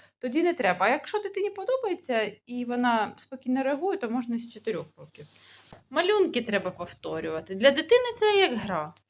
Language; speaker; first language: Ukrainian; non-native, local second language; Russian